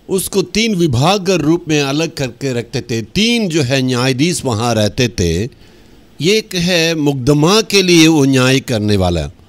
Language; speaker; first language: Hindi; non-native, local second language; Tamil